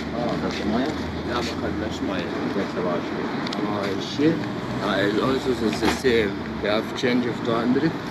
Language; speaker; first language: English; non-native, learner; Arabic